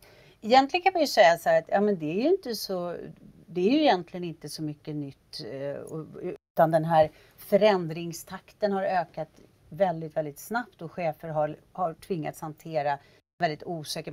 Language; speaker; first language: Swedish; native; Swedish